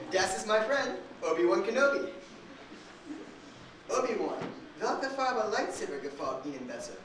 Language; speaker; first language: German; non-native, learner; English